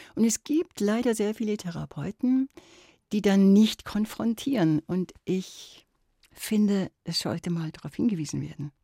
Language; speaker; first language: German; native; German